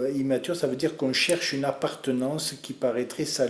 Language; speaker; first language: French; native; French